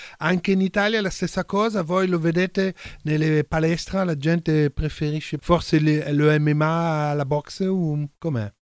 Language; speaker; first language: Italian; early bilingual, heritage; Italian